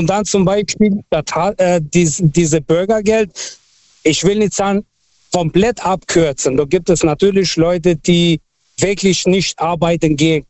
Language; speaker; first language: German; early bilingual, other home language; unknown